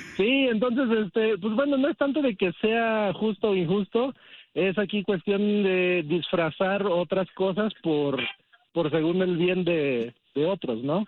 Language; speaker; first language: Spanish; early bilingual, heritage; Spanish